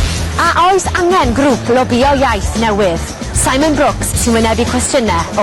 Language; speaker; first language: Welsh; native; Welsh